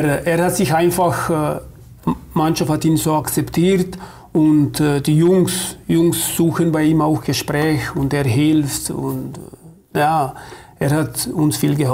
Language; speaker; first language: German; non-native, fluent; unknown